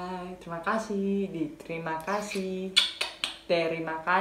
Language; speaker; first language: Indonesian; non-native, fluent; Spanish